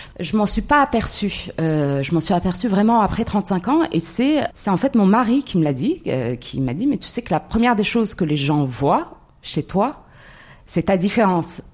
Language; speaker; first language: French; non-native, local second language; Arabic